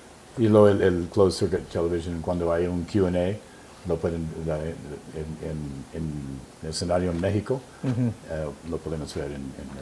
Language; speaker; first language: Spanish; non-native, fluent; English